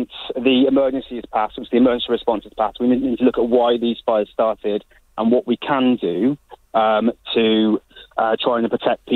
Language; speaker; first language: English; native; English